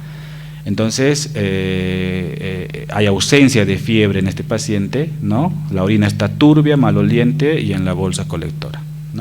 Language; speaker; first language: Spanish; native; Spanish